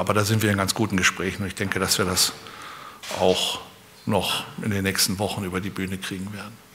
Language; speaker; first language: German; native; German